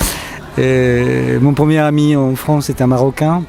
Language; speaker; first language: French; non-native, fluent; Spanish